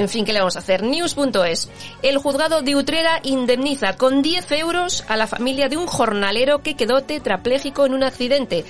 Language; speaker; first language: Spanish; native; Spanish